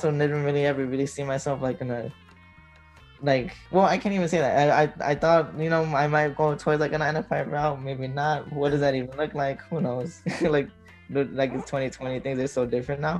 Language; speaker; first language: English; native; English